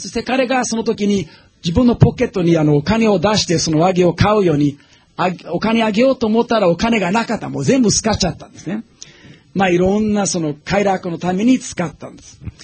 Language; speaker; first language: Japanese; non-native, fluent; English